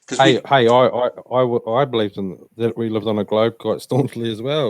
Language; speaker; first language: English; native; English